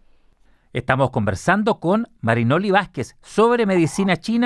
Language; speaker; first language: Spanish; native; Spanish